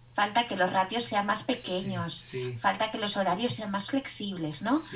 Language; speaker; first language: Spanish; native; Spanish